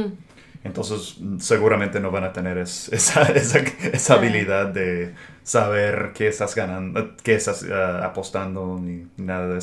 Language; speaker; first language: Spanish; non-native, fluent; English